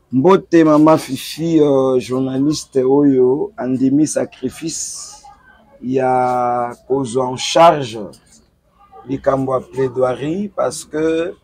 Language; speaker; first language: Lingala; native; Lingala